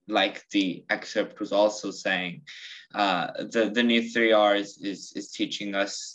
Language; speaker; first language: English; early bilingual, other home language; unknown